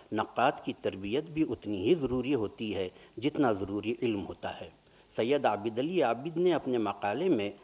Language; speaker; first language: Urdu; native; Urdu